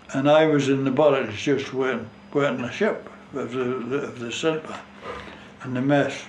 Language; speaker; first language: English; native; English